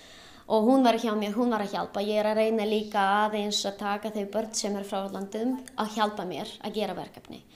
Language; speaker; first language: Icelandic; non-native, learner; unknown